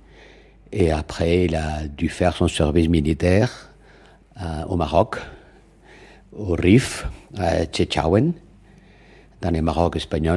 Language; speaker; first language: French; non-native, fluent; Catalan